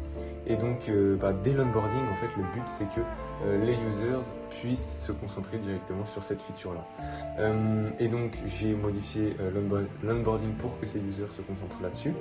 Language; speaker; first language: French; native; French